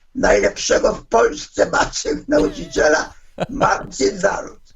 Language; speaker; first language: Polish; non-native, fluent; Hebrew